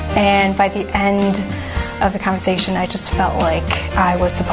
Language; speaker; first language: English; non-native, local second language; Cantonese